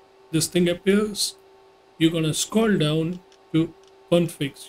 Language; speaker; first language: English; non-native, local second language; Hindi